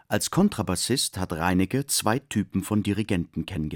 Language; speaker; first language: German; native; German